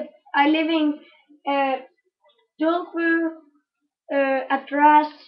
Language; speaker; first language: English; non-native, learner; Danish